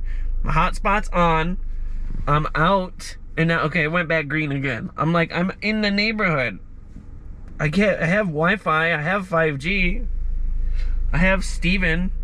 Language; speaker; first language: English; native; English